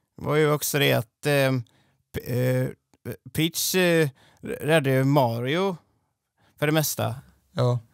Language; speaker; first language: Swedish; native; Swedish